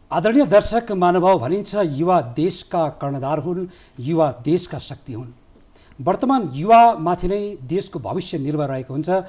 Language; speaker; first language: Nepali; native; Nepali